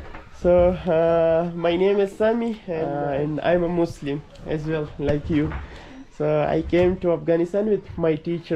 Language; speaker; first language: English; non-native, learner; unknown